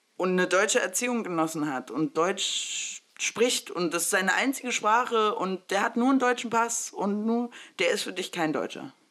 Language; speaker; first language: German; early bilingual, other home language; Spanish